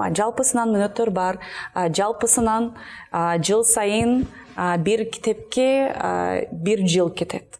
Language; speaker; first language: Kyrgyz; non-native, learner; English